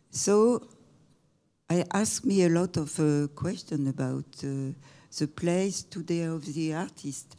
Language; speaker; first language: English; non-native, fluent; French